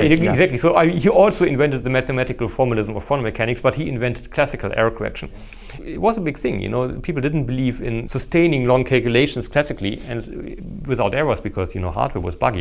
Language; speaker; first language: English; non-native, fluent; German